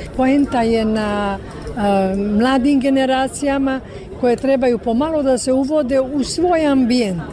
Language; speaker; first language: Croatian; native; Croatian